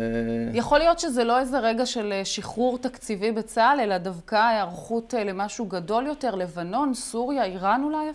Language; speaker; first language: Hebrew; native; Hebrew